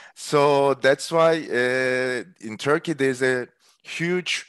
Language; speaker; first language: English; non-native, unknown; Turkish